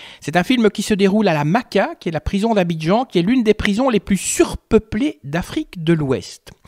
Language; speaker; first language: French; native; French